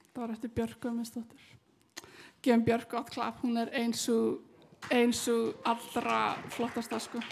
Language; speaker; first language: Icelandic; native; Icelandic